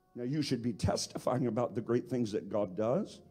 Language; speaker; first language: English; native; English